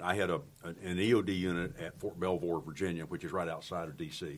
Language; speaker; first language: English; native; English